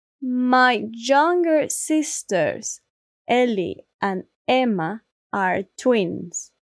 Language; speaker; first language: English; non-native, learner; Spanish